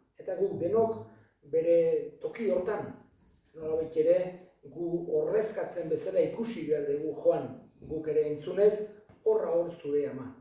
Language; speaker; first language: Basque; native; Basque